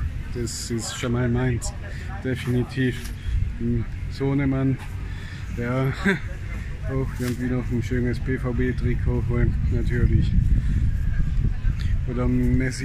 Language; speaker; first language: German; native; German